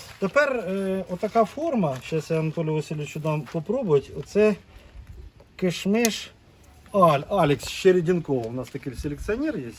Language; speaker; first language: Ukrainian; non-native, local second language; Russian